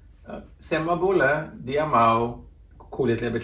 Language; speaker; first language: Indonesian; non-native, fluent; Norwegian